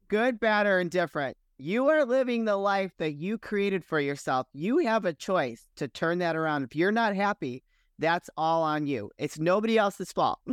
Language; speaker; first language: English; native; English